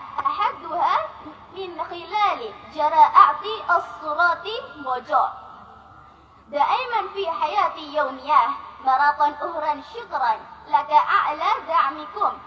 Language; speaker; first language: Arabic; non-native, learner; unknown